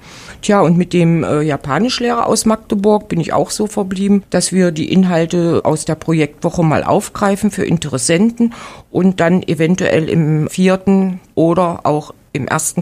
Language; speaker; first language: German; native; German